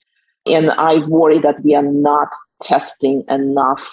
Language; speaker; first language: English; non-native, fluent; Russian